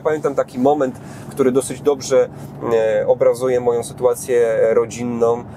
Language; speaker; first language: Polish; native; Polish